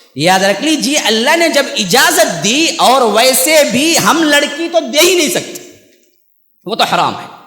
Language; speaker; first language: Urdu; native; Urdu